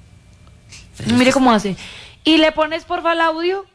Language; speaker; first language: Spanish; native; Spanish